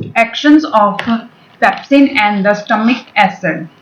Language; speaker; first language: English; non-native, local second language; Punjabi